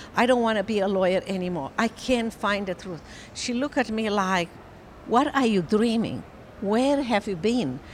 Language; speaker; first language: English; non-native, fluent; Romanian